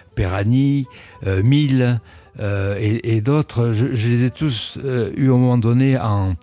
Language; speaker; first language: French; native; French